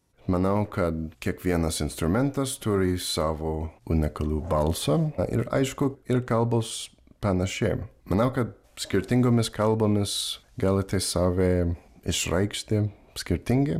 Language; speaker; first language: Lithuanian; non-native, learner; English